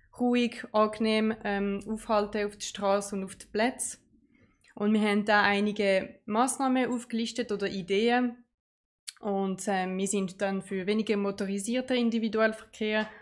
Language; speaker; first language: German; non-native, local second language; French